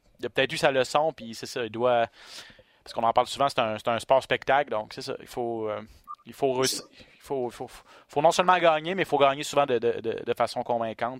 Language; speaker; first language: French; native; French